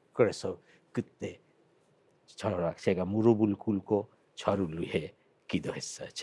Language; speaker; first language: Korean; non-native, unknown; Bangla